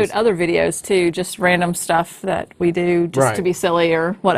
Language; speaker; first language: English; native; English